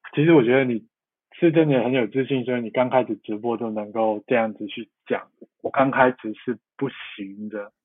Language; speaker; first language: Chinese; non-native, local second language; Cantonese